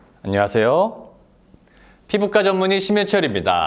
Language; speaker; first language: Korean; native; Korean